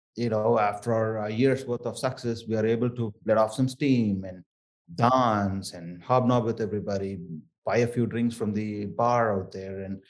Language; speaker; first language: English; non-native, local second language; Tamil